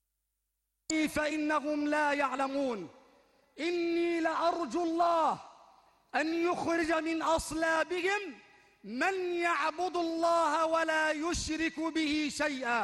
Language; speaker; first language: Arabic; native; Arabic